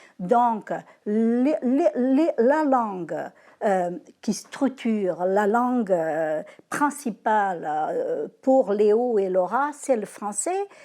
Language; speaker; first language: French; non-native, fluent; Portuguese